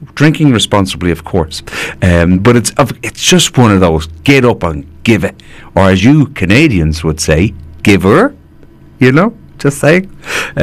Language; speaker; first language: English; native; English